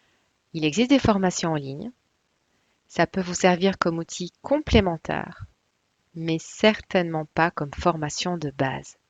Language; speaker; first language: French; native; French